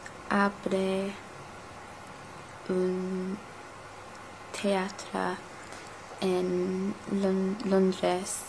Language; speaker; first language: Spanish; non-native, learner; English